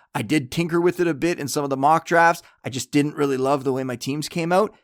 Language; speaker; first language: English; native; English